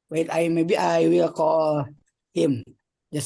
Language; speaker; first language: English; non-native, fluent; Indonesian